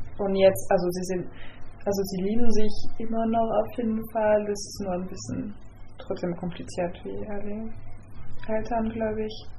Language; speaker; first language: German; non-native, fluent; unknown